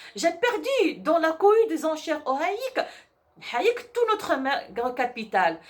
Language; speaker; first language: French; non-native, local second language; Arabic